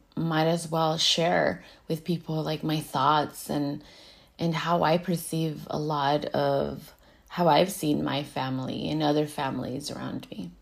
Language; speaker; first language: English; early bilingual, other home language; Spanish